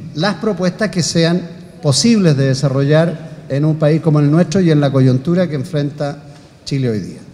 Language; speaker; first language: Spanish; native; Spanish